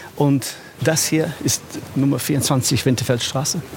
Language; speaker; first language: German; non-native, fluent; English